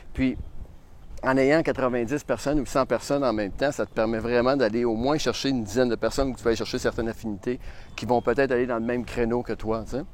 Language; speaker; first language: French; native; French